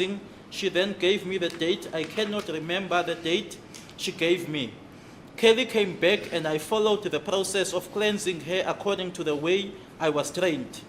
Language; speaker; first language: English; non-native, local second language; Zulu